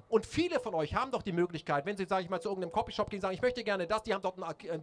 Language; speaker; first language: German; native; German